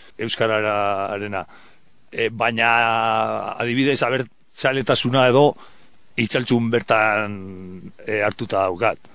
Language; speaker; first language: Basque; non-native, local second language; Spanish